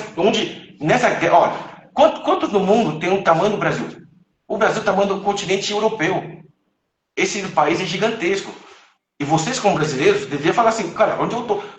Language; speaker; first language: Portuguese; non-native, fluent; Chinese